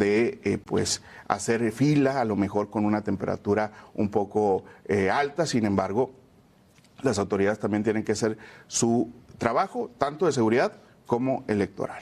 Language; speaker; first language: Spanish; native; Spanish